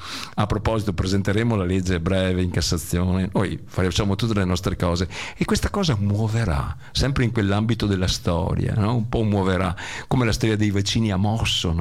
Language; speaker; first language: Italian; native; Italian